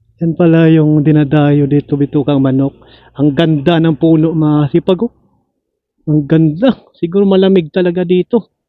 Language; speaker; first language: Filipino; non-native, local second language; Cebuano